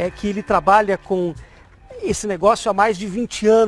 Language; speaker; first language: Portuguese; native; Portuguese